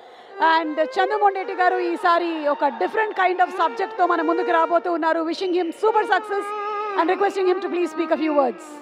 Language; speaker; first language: Telugu; native; Telugu